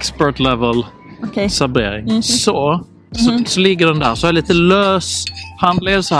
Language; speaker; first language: Swedish; native; Swedish